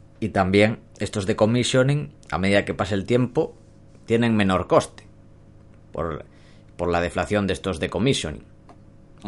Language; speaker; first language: Spanish; native; Spanish